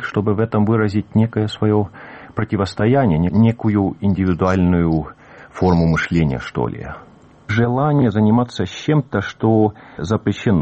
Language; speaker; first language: Russian; native; Russian